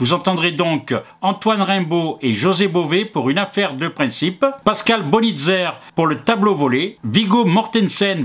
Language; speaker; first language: French; native; French